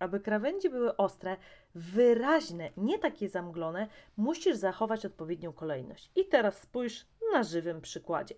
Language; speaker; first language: Polish; native; Polish